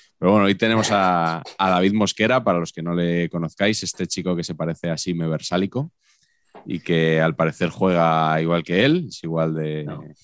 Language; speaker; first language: Spanish; native; Spanish